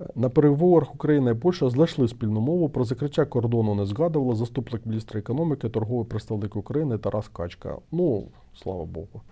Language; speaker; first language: Ukrainian; non-native, local second language; Russian